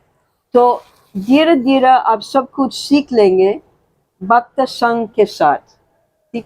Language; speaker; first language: Hindi; non-native, learner; English